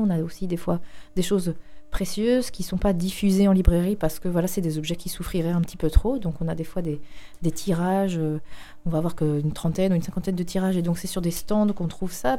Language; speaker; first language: French; native; French